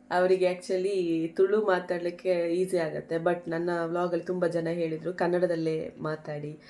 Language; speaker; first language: Kannada; non-native, local second language; Tulu